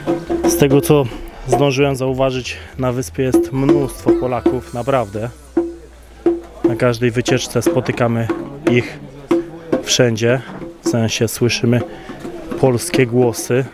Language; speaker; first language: Polish; native; Polish